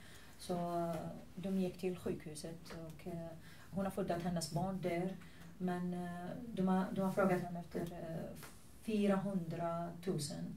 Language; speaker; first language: Swedish; non-native, fluent; Arabic